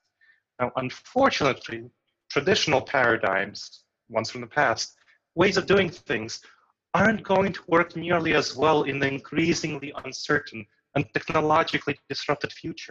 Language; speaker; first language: English; early bilingual, other home language; Romanian